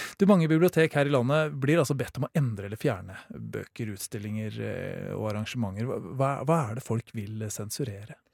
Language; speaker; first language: Norwegian; native; Norwegian